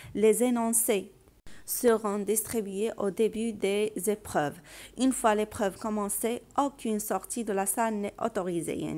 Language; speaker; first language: French; non-native, local second language; Arabic